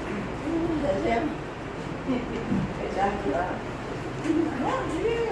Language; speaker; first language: French; non-native, learner; Portuguese